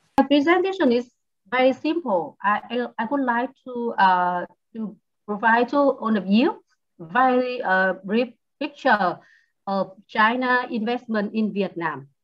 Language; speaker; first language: English; non-native, learner; Vietnamese